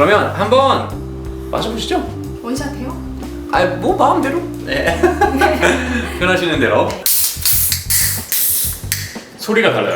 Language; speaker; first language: Korean; non-native, fluent; English